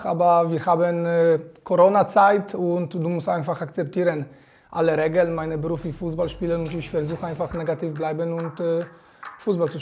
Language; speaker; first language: German; non-native, learner; Polish